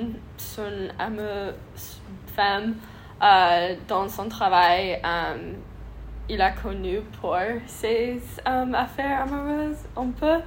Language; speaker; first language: French; non-native, learner; English